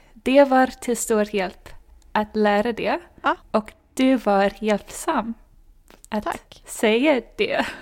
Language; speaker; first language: Swedish; non-native, fluent; English